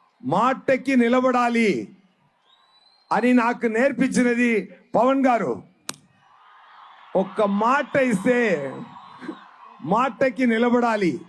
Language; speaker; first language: Telugu; non-native, fluent; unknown